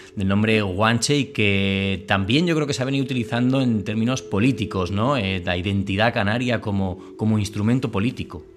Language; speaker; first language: Spanish; native; Spanish